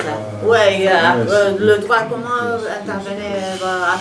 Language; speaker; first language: French; non-native, fluent; Romanian